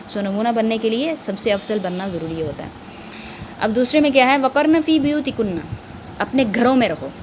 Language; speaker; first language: Urdu; native; Urdu